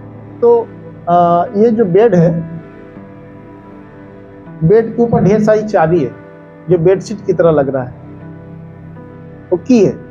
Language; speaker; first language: Hindi; native; Hindi